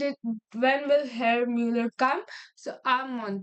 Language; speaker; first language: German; non-native, learner; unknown